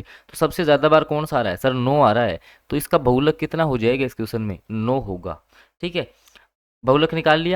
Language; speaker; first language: Hindi; native; Hindi